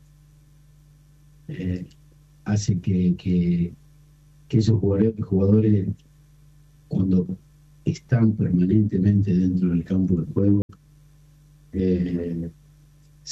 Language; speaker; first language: Spanish; native; Spanish